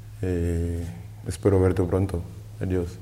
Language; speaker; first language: Spanish; non-native, learner; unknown